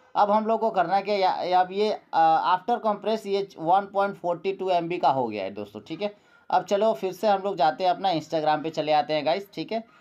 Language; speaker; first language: Hindi; native; Hindi